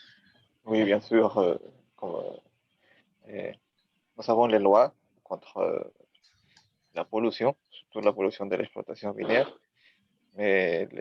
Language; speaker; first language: French; non-native, learner; Spanish